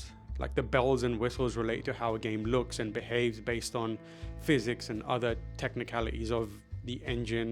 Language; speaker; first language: English; native; English